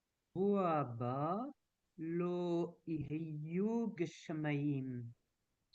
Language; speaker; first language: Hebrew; non-native, learner; French